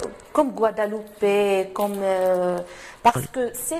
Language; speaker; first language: French; non-native, local second language; Arabic